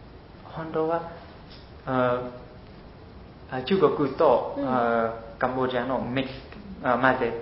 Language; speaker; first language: Japanese; non-native, learner; Khmer